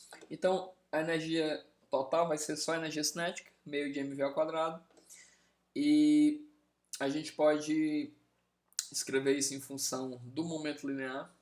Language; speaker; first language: Portuguese; native; Portuguese